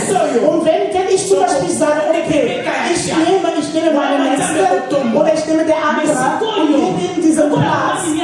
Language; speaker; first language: German; non-native, fluent; French